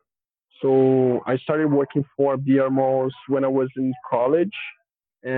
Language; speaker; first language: English; non-native, fluent; Portuguese